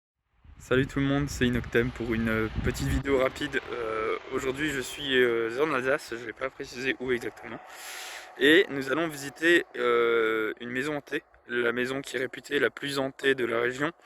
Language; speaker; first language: French; native; French